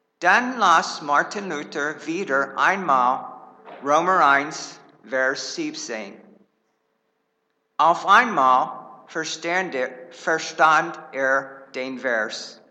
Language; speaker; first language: German; non-native, fluent; English